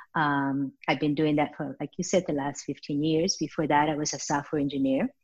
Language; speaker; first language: English; early bilingual, other home language; Spanish